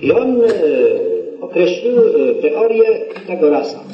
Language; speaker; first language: Polish; native; Polish